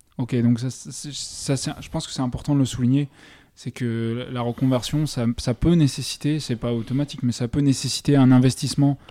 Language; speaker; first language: French; native; French